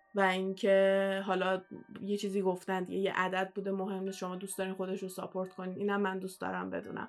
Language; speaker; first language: Persian; native; Persian